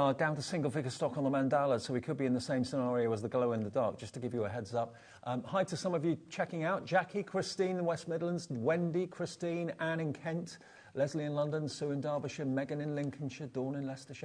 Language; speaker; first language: English; native; English